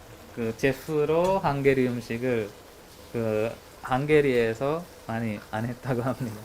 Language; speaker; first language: Korean; non-native, learner; Hungarian